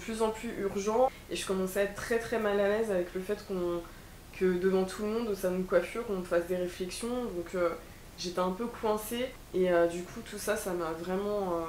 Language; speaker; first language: French; native; French